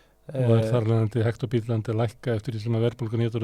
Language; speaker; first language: Icelandic; native; Icelandic